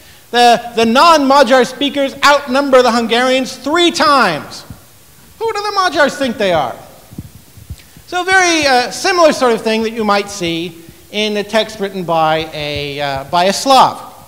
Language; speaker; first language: English; native; English